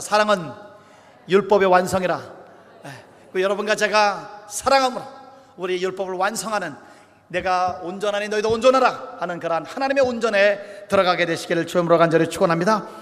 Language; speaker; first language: Korean; native; Korean